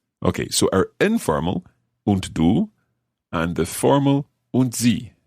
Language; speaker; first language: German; non-native, learner; English